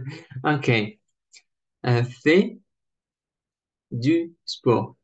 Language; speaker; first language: French; non-native, learner; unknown